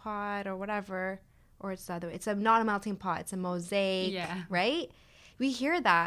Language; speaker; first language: English; native; English